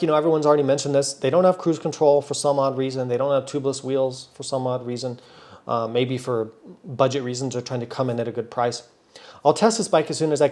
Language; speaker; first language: English; native; English